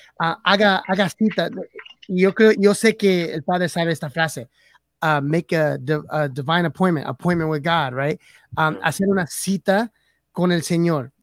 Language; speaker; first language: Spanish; early bilingual, heritage; Spanish